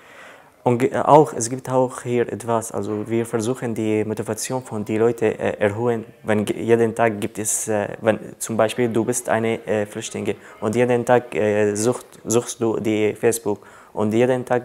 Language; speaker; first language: German; non-native, learner; Arabic